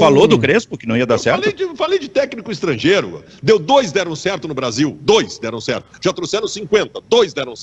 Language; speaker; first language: Portuguese; native; Portuguese